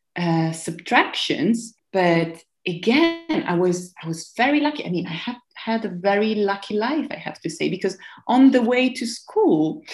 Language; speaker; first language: English; non-native, fluent; Italian